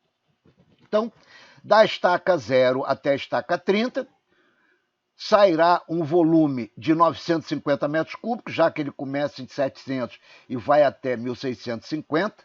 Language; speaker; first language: Portuguese; native; Portuguese